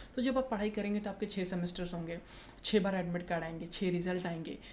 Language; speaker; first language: Hindi; non-native, local second language; Marathi